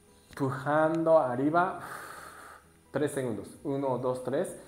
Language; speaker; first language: Spanish; non-native, learner; Japanese